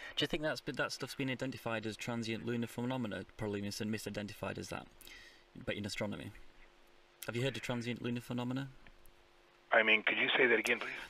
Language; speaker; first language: English; native; English